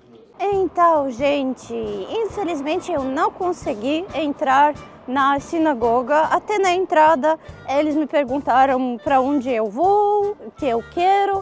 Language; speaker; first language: Portuguese; non-native, fluent; Armenian